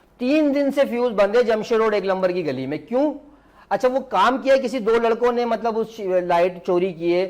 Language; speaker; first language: Urdu; native; Urdu